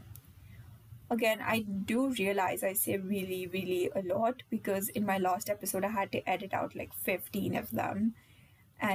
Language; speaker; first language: English; non-native, local second language; Hindi